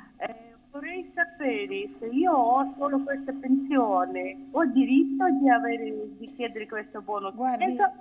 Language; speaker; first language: Italian; non-native, learner; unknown